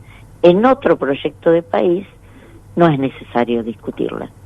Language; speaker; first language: Spanish; native; Spanish